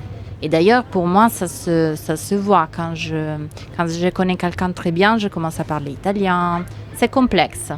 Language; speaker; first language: French; non-native, fluent; Italian